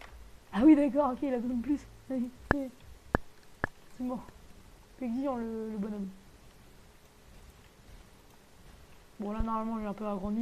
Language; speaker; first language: French; native; French